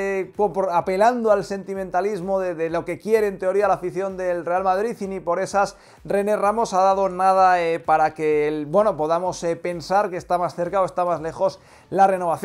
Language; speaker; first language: Spanish; native; Spanish